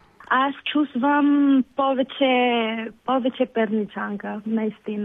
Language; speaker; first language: Bulgarian; non-native, learner; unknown